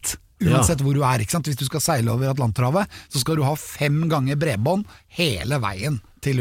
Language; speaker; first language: Norwegian; native; Norwegian